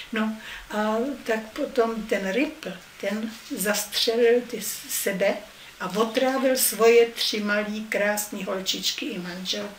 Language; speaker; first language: Czech; native; Czech